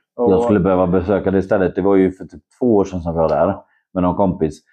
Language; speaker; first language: Swedish; non-native, fluent; Polish